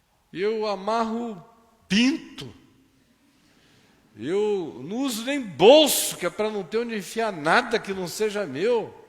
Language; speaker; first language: Portuguese; native; Portuguese